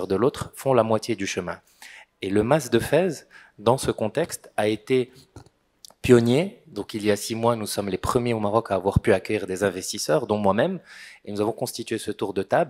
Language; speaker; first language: French; non-native, local second language; Arabic